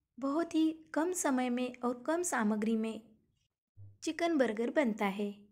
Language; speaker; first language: Hindi; non-native, local second language; Marathi